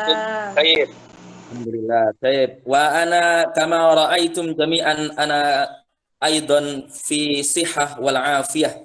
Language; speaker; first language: Arabic; non-native, fluent; Indonesian